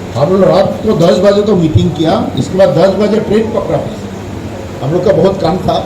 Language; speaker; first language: Hindi; non-native, local second language; Assamese